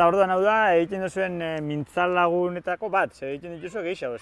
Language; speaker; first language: Basque; native; Basque